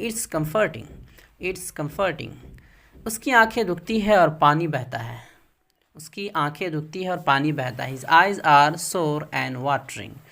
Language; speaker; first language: Urdu; native; Urdu